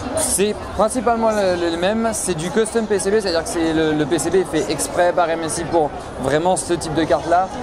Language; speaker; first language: French; native; French